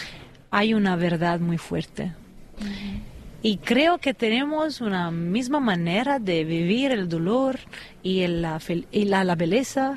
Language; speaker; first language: Spanish; non-native, fluent; Italian